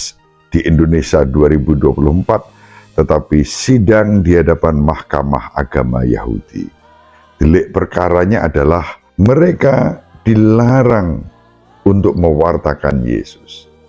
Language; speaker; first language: Indonesian; native; Indonesian